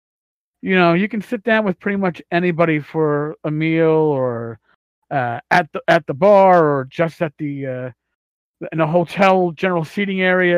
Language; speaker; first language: English; native; English